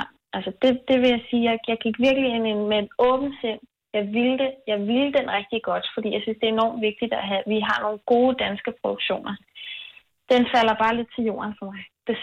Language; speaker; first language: Danish; native; Danish